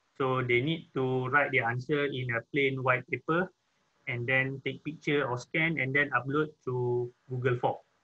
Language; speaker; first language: English; non-native, local second language; Malay